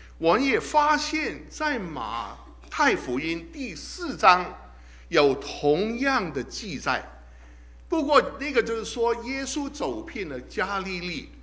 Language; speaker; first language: Chinese; non-native, local second language; Cantonese